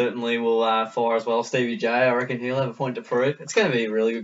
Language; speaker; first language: English; native; English